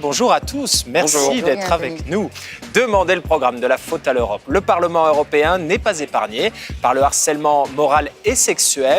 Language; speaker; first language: French; native; French